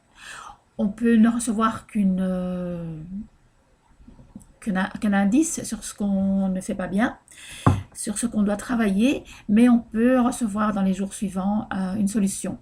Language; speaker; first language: French; native; French